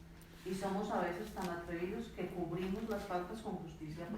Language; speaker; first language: Spanish; native; Spanish